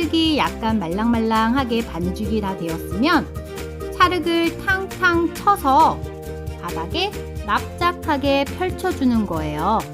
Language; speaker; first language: Korean; native; Korean